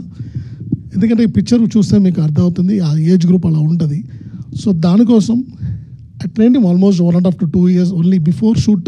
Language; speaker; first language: Telugu; non-native, learner; Tamil